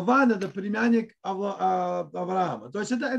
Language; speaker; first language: Russian; native; Russian